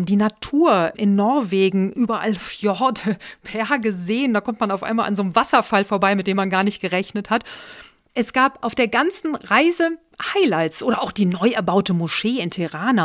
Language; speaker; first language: German; native; German